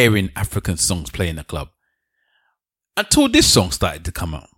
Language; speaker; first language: English; native; English